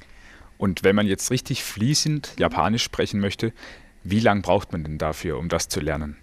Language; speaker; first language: German; native; German